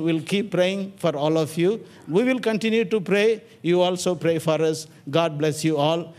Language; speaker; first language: English; non-native, local second language; Tamil